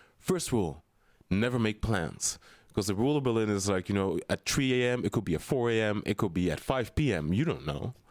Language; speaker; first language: English; non-native, fluent; Dutch